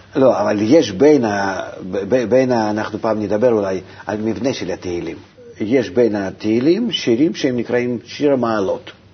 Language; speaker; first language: Hebrew; non-native, fluent; Russian